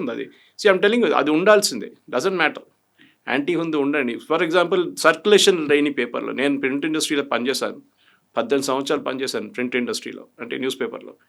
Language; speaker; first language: Telugu; non-native, fluent; Malayalam